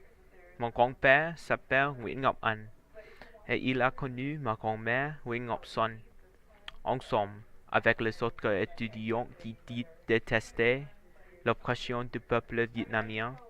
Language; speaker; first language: French; non-native, learner; Vietnamese